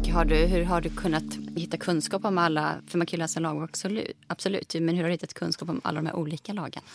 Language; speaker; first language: Swedish; early bilingual, other home language; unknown